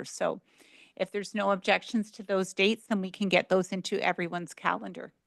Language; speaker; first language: English; native; English